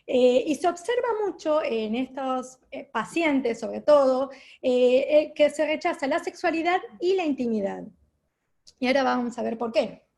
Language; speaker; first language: Spanish; native; Spanish